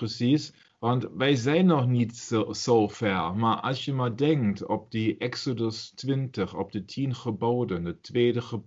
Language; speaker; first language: Dutch; non-native, learner; German